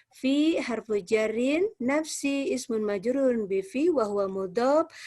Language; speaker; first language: Arabic; non-native, learner; Indonesian